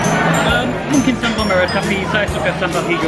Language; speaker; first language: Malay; non-native, learner; English